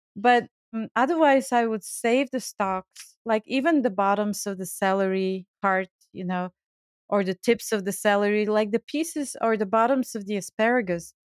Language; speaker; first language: English; non-native, fluent; Bulgarian